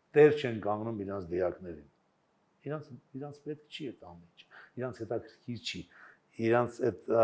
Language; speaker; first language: Armenian; native; Armenian